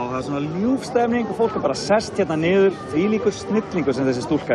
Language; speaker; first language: Icelandic; native; Icelandic